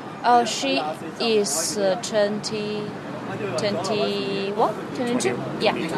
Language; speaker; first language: English; non-native, fluent; Chinese